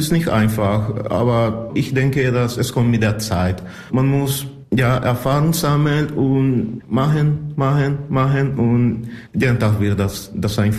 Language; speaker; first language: German; non-native, learner; Spanish